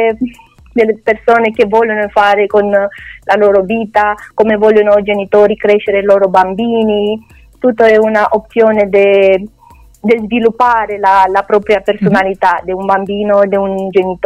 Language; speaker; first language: Italian; non-native, learner; Romanian